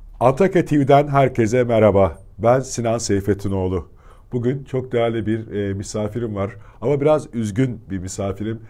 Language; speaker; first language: Turkish; native; Turkish